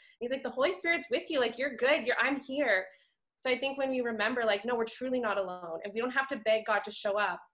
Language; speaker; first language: English; native; English